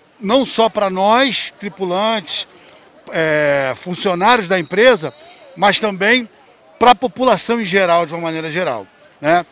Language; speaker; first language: Portuguese; native; Portuguese